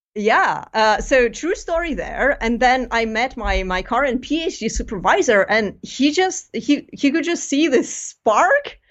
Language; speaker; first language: English; non-native, fluent; Greek